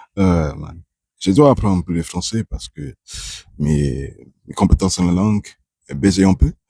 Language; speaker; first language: French; non-native, learner; English